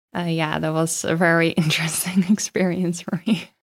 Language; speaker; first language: English; non-native, fluent; Dutch